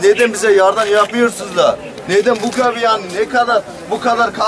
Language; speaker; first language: Turkish; non-native, learner; Tajik